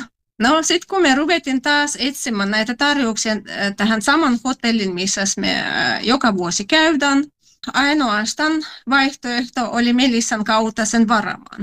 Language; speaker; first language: Finnish; non-native, fluent; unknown